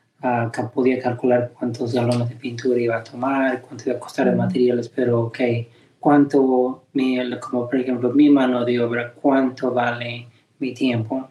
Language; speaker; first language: Spanish; early bilingual, heritage; Spanish